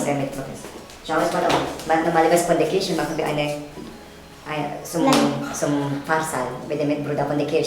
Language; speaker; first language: German; non-native, learner; Filipino